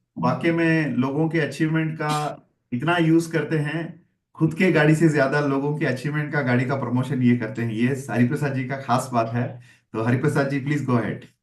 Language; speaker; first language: Hindi; native; Hindi